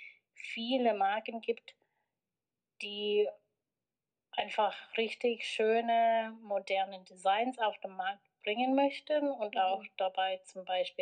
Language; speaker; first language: German; non-native, fluent; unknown